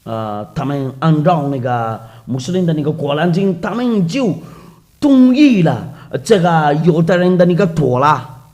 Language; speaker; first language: Chinese; non-native, fluent; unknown